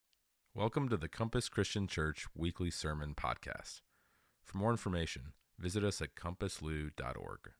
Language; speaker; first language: English; native; English